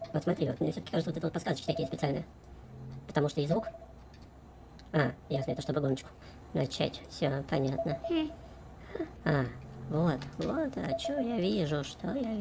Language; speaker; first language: Russian; native; Russian